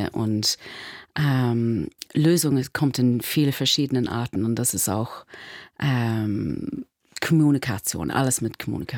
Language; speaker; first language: German; non-native, learner; English